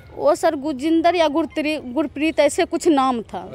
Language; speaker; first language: Hindi; native; Hindi